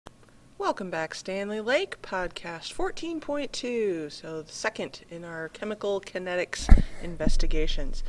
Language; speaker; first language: English; native; English